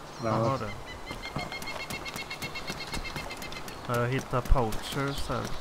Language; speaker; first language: Swedish; native; Swedish